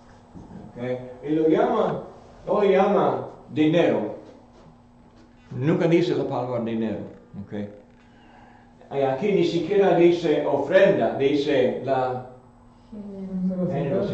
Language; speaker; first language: Spanish; non-native, fluent; English